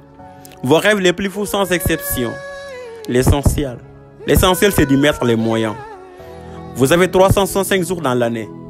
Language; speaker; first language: French; non-native, local second language; Wolof